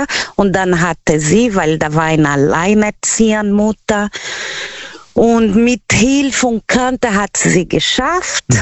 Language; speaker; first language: German; non-native, learner; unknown